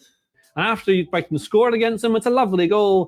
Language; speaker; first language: English; native; English